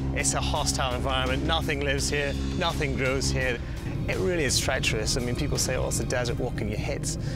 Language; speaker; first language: English; native; English